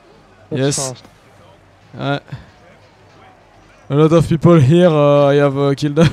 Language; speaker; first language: English; non-native, learner; French